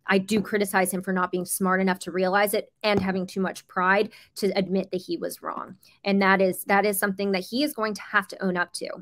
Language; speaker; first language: English; native; English